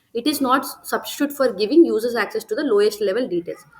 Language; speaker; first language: English; non-native, local second language; Telugu